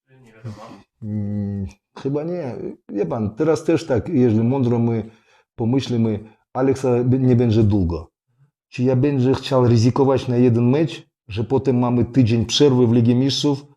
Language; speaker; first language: Polish; non-native, fluent; Russian